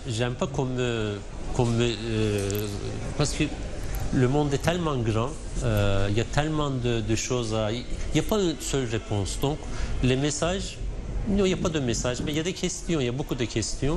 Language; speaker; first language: French; non-native, fluent; Turkish